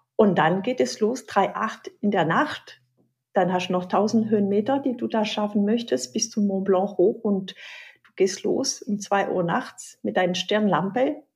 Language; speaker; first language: German; non-native, fluent; French